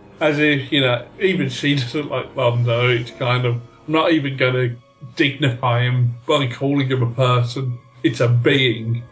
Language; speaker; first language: English; native; English